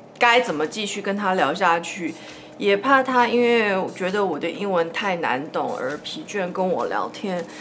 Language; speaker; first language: Chinese; early bilingual, heritage; Chinese